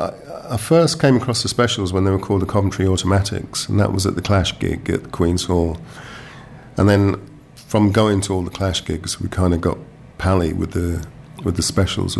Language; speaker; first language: English; native; English